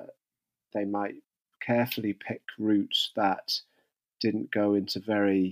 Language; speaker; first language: English; native; English